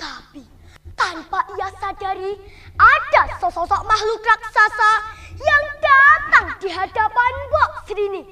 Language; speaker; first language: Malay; non-native, local second language; Javanese